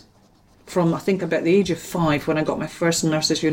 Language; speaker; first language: English; native; English